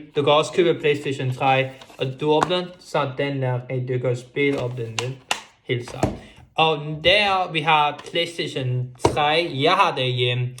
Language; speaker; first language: Danish; non-native, local second language; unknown